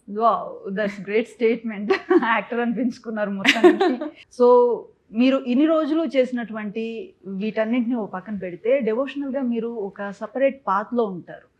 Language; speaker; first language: Telugu; native; Telugu